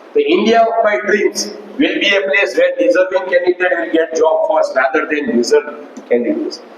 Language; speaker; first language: English; non-native, local second language; Gujarati